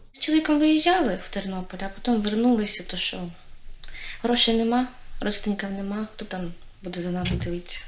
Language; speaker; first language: Ukrainian; native; Ukrainian